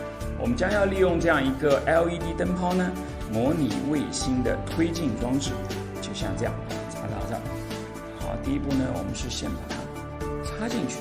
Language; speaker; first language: Chinese; native; Chinese